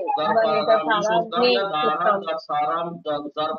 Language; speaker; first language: Persian; non-native, fluent; Urdu